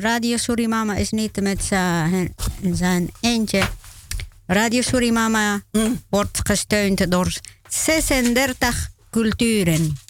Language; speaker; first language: Dutch; non-native, learner; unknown